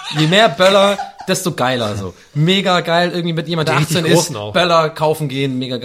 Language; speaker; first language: German; native; German